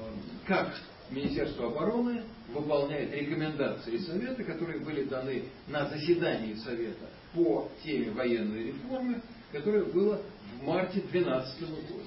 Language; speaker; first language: Russian; native; Russian